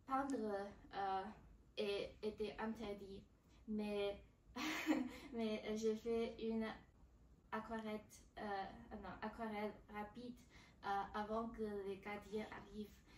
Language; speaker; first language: French; non-native, learner; Chinese